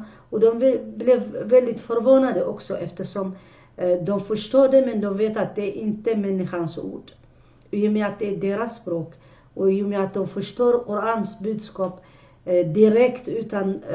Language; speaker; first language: Swedish; non-native, fluent; Arabic